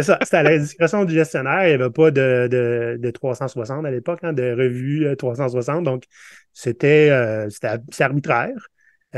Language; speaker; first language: French; native; French